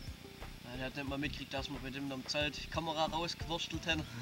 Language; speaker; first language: German; native; German